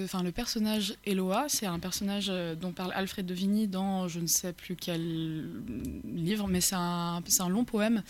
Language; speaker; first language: French; early bilingual, other home language; English